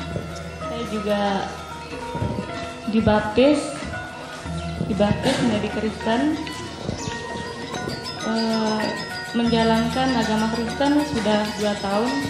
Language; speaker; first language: Indonesian; non-native, local second language; Sasak